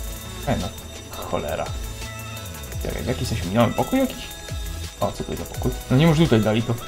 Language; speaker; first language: Polish; native; Polish